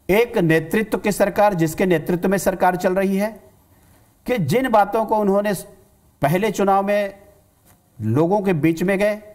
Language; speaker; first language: Hindi; native; Hindi